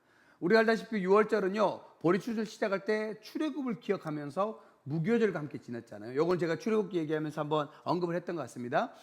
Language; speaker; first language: Korean; native; Korean